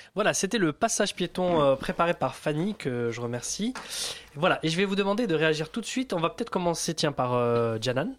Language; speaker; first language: French; native; French